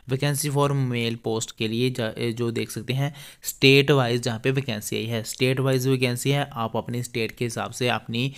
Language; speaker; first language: Hindi; native; Hindi